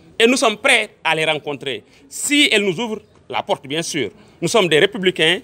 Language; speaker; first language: French; non-native, local second language; Wolof